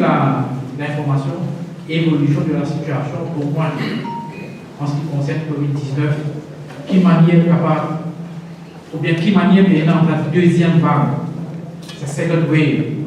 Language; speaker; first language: French; non-native, local second language; Morisyen